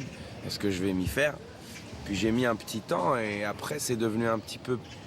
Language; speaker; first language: French; native; French